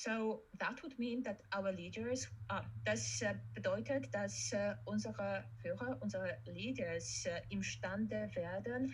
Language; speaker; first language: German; non-native, fluent; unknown